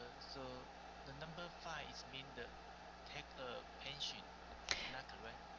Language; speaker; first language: English; non-native, learner; Chinese